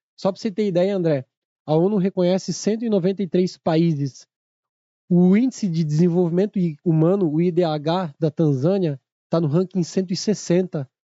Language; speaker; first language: Portuguese; native; Portuguese